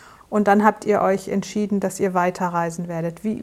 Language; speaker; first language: German; native; German